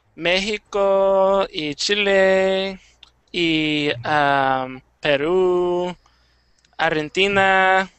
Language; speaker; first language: Spanish; non-native, learner; English